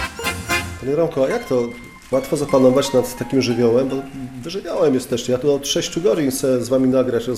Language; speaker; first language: Polish; native; Polish